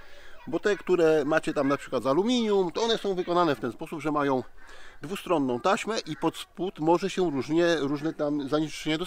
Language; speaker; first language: Polish; native; Polish